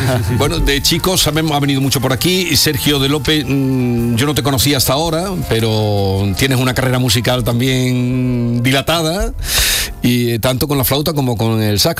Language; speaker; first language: Spanish; native; Spanish